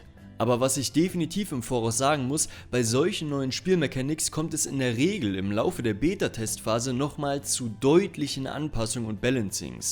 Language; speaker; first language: German; native; German